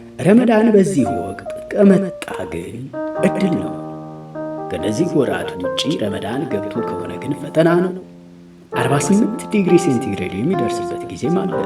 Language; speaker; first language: Amharic; native; Amharic